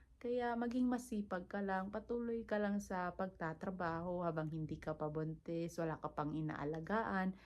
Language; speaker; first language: Filipino; non-native, local second language; Cebuano